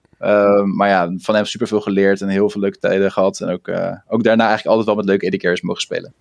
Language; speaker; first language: Dutch; early bilingual, other home language; Russian